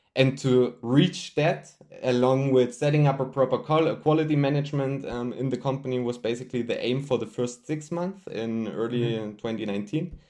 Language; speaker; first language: English; non-native, fluent; German